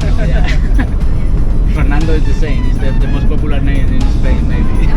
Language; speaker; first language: English; non-native, learner; Spanish